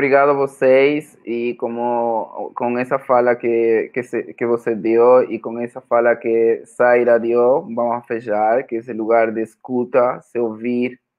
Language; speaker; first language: Portuguese; non-native, fluent; Spanish